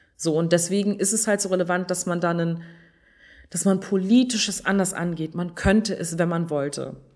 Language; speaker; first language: German; early bilingual, other home language; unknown